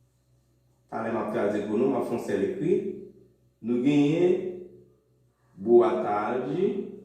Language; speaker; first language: French; non-native, local second language; Haitian Creole